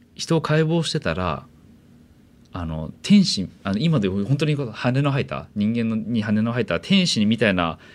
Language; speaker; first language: Japanese; early bilingual, heritage; English